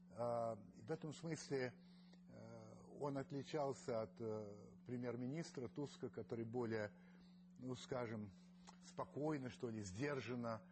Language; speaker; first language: Russian; early bilingual, heritage; Russian